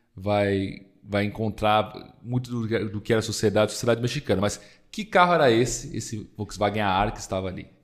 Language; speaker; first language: Portuguese; early bilingual, other home language; Spanish